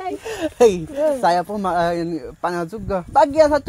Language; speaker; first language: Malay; non-native, learner; Bangla